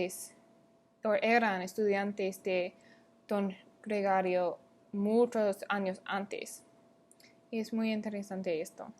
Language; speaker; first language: Spanish; non-native, learner; English